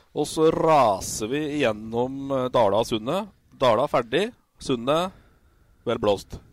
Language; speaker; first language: Norwegian; native; Norwegian